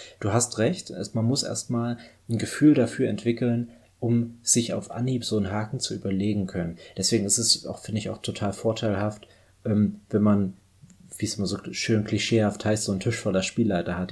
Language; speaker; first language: German; native; German